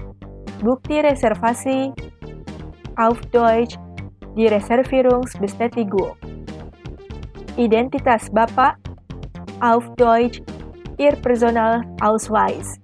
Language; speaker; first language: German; non-native, fluent; Indonesian